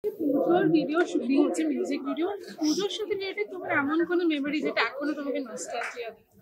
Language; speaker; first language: Bangla; native; Bangla